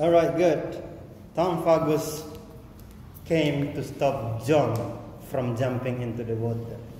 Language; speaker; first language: English; non-native, fluent; Indonesian